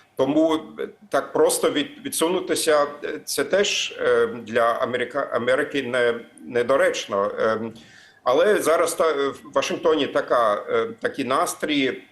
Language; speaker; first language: Ukrainian; non-native, fluent; German